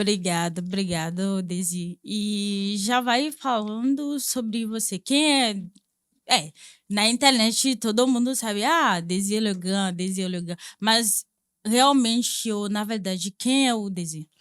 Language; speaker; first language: Portuguese; non-native, fluent; Haitian Creole